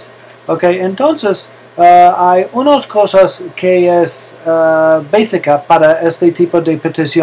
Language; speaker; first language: Spanish; non-native, learner; English